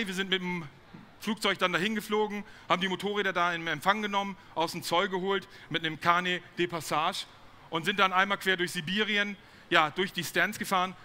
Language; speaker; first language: German; native; German